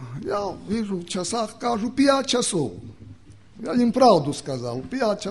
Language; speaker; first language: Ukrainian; non-native, local second language; Romany